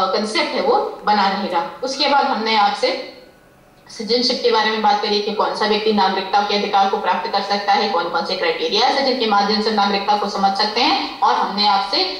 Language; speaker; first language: Hindi; native; Hindi